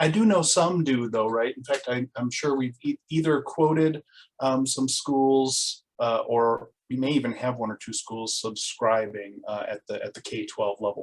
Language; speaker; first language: English; native; English